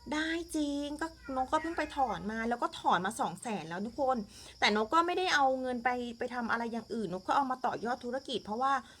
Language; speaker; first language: Thai; native; Thai